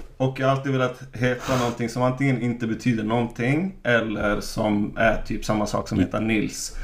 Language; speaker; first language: Swedish; native; Swedish